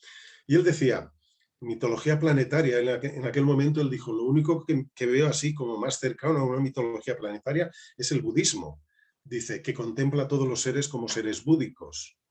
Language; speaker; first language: Spanish; native; Spanish